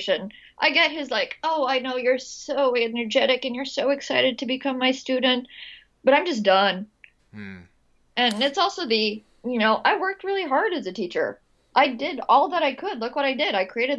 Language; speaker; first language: English; non-native, local second language; Filipino